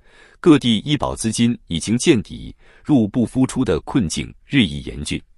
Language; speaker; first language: Chinese; native; Chinese